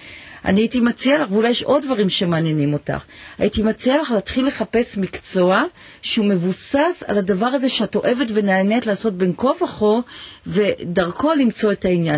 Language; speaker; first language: Hebrew; native; Hebrew